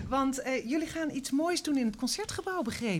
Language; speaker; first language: Dutch; native; Dutch